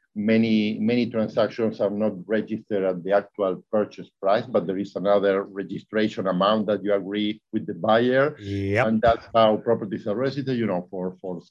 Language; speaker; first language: English; non-native, fluent; Spanish